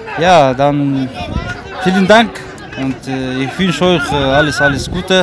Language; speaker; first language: German; non-native, learner; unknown